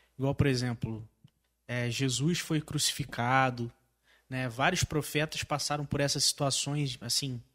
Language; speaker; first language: Portuguese; native; Portuguese